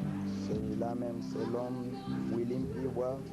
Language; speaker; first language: French; non-native, local second language; Swahili